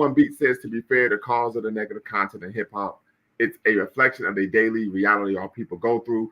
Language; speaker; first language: English; native; English